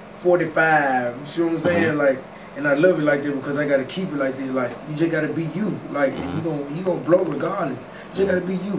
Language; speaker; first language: English; native; English